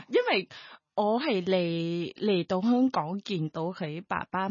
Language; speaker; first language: Cantonese; non-native, learner; Thai